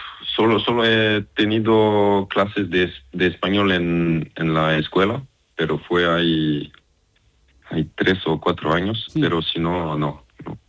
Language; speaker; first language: Spanish; non-native, learner; Serbian